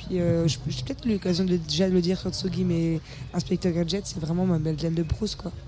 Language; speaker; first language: French; native; French